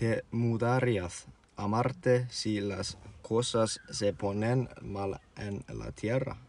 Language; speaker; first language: Spanish; non-native, learner; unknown